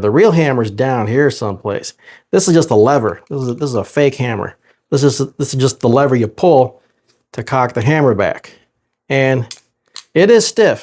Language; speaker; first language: English; native; English